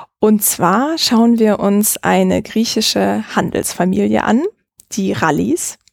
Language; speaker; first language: German; native; German